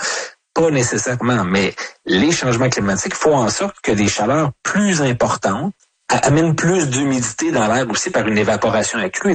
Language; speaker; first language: French; native; French